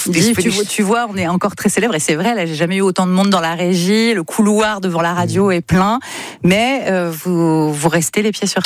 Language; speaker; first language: French; native; French